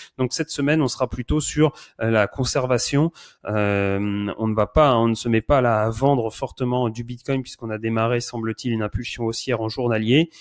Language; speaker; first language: French; native; French